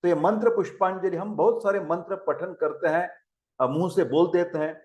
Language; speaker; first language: Hindi; non-native, local second language; Marathi